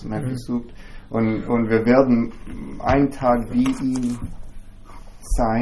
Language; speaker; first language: German; non-native, fluent; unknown